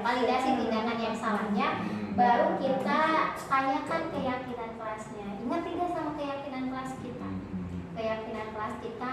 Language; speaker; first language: Indonesian; native; Indonesian